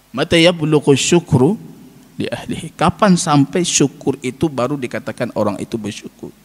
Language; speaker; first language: Malay; non-native, local second language; Achinese